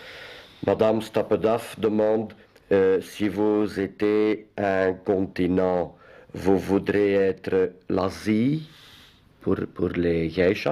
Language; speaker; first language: French; non-native, local second language; Dutch